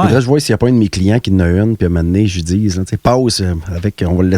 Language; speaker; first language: French; native; French